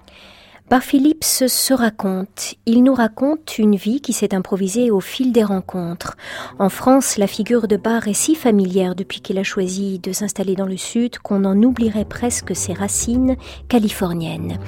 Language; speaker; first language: French; native; French